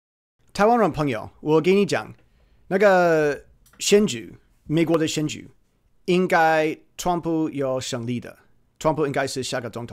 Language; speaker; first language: Chinese; non-native, fluent; English